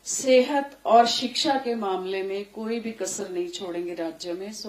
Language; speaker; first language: Hindi; non-native, local second language; Punjabi